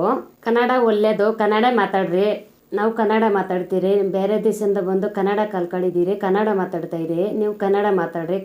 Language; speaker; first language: Kannada; non-native, learner; Nepali